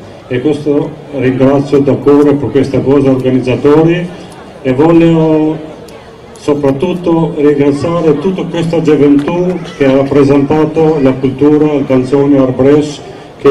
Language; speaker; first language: Italian; non-native, fluent; Albanian